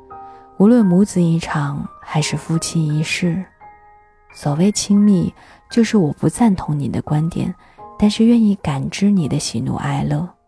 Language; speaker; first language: Chinese; native; Chinese